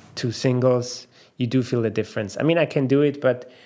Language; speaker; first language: English; non-native, fluent; German